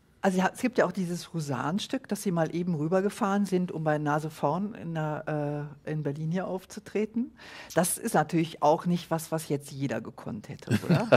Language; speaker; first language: German; native; German